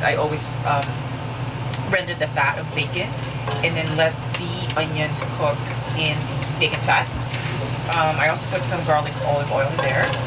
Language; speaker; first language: English; non-native, local second language; Filipino